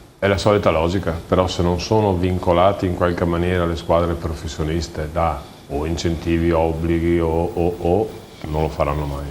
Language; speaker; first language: Italian; native; Italian